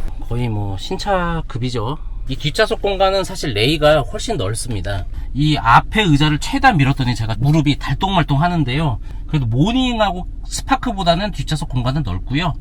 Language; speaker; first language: Korean; native; Korean